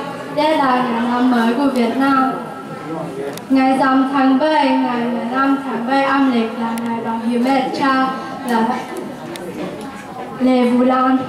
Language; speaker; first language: Vietnamese; early bilingual, heritage; Vietnamese